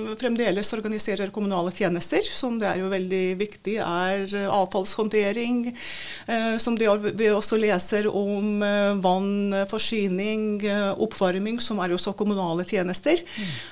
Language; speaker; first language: Norwegian; non-native, fluent; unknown